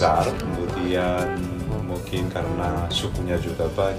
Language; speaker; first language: Indonesian; non-native, fluent; Korean